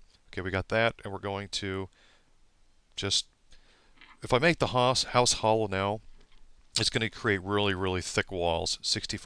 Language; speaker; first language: English; native; English